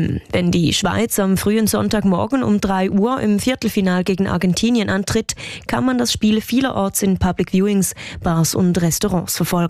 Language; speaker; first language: German; native; German